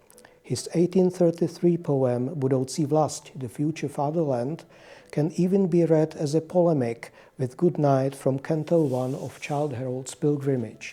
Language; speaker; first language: English; non-native, fluent; Czech